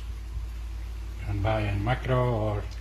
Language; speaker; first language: English; non-native, learner; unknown